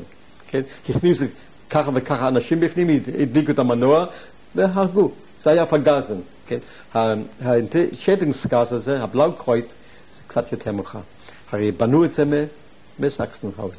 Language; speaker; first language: Hebrew; non-native, fluent; German